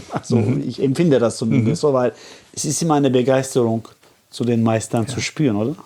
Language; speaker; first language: German; non-native, fluent; Turkish